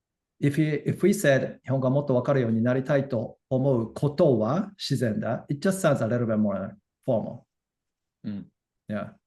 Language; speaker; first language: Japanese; non-native, fluent; English